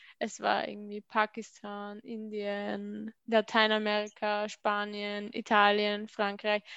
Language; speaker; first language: German; native; German